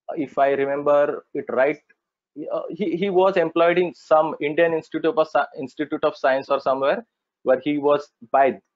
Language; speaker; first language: English; non-native, local second language; Marathi